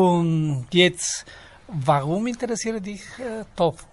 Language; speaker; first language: German; non-native, learner; Spanish